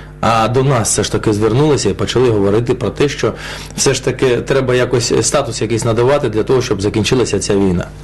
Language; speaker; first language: Ukrainian; non-native, local second language; Russian